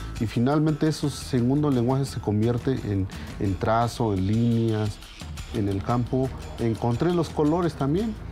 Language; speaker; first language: Spanish; non-native, local second language; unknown